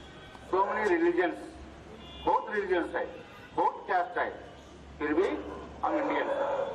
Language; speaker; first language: Hindi; non-native, local second language; Kannada